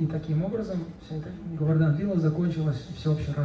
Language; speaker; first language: Russian; native; Russian